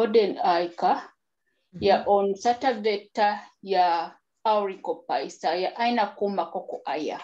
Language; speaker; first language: Finnish; non-native, learner; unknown